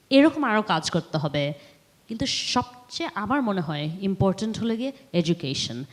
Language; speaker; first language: Bangla; early bilingual, heritage; Bangla